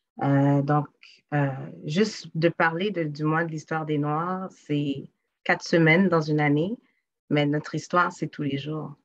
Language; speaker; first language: French; native; French